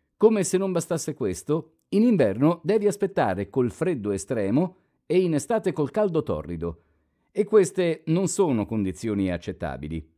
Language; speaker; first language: Italian; non-native, fluent; Albanian